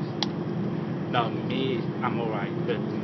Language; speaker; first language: English; non-native, fluent; French